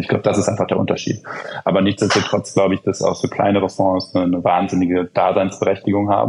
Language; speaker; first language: German; native; German